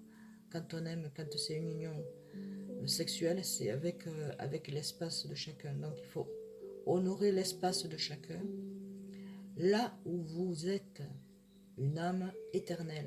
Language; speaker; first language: French; native; French